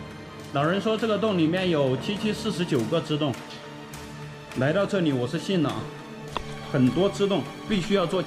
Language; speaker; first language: Chinese; native; Chinese